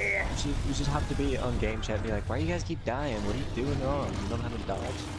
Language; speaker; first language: English; native; English